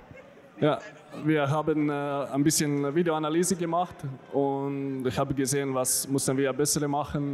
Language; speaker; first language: German; non-native, learner; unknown